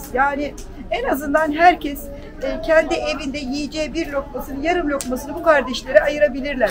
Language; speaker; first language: Turkish; native; Turkish